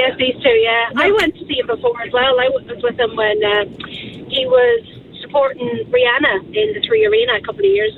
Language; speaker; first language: English; native; English